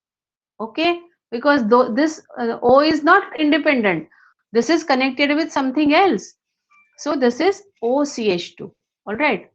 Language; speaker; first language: English; non-native, local second language; Hindi